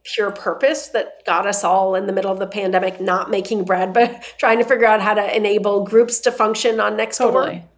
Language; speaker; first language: English; non-native, fluent; Persian